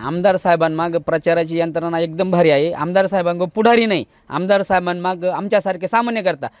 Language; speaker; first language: Marathi; native; Marathi